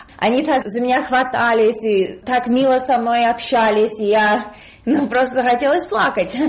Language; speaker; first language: Russian; early bilingual, heritage; Russian